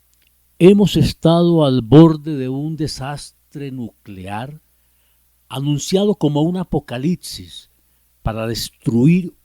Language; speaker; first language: Spanish; native; Spanish